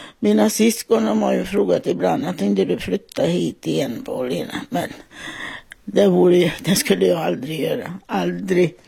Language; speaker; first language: Swedish; non-native, fluent; Italian